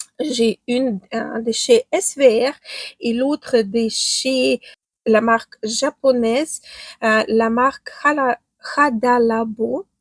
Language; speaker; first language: French; non-native, fluent; Ukrainian